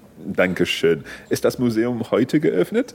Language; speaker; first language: German; non-native, fluent; English